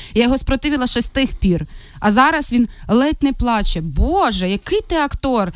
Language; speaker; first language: Ukrainian; non-native, local second language; Russian